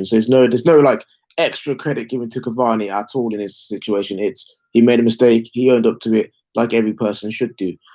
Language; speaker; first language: English; native; English